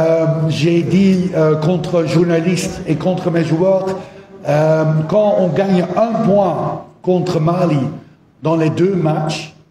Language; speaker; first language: French; non-native, fluent; Dutch